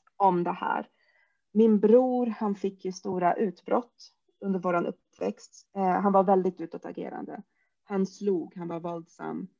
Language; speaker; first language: Swedish; early bilingual, other home language; Arabic